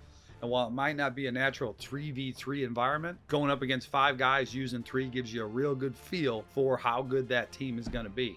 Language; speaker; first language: English; native; English